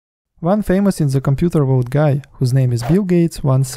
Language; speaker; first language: English; non-native, fluent; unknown